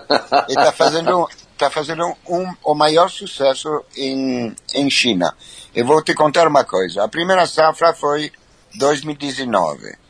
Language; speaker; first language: Portuguese; non-native, fluent; French